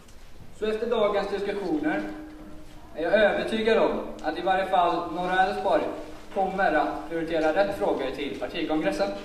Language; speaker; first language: Swedish; native; Swedish